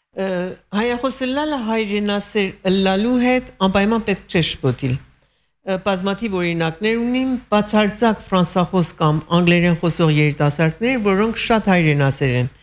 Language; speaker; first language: Armenian; early bilingual, heritage; Armenian